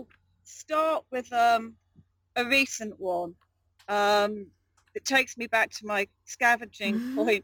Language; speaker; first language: English; native; English